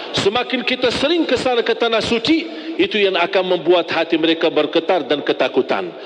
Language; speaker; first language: Malay; non-native, fluent; Arabic